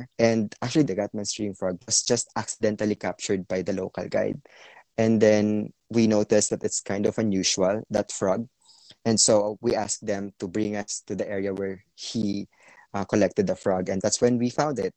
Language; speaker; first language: English; non-native, local second language; Cebuano